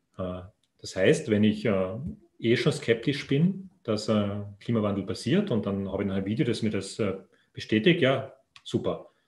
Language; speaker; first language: German; native; German